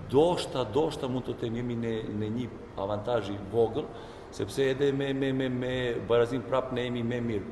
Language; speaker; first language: Albanian; non-native, learner; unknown